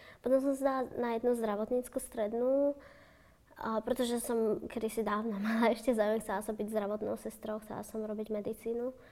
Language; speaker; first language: Slovak; native; Slovak